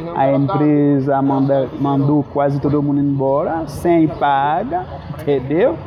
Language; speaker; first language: Portuguese; non-native, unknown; Haitian Creole